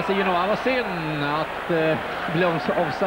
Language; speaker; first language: Swedish; native; Swedish